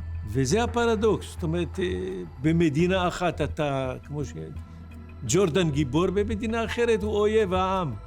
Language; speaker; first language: Hebrew; non-native, fluent; French